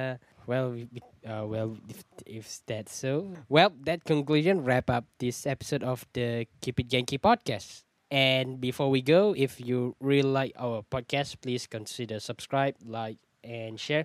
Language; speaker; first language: English; non-native, local second language; Malay